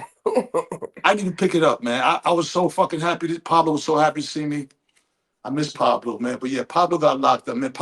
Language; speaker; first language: English; native; English